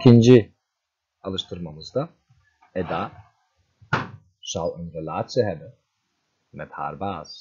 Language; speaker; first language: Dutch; non-native, fluent; Turkish